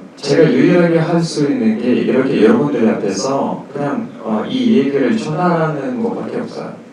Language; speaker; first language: Korean; non-native, fluent; Russian